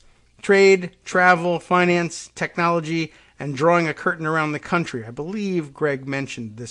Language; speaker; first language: English; native; English